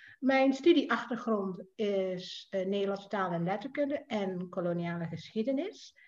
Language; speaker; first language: Dutch; non-native, fluent; Indonesian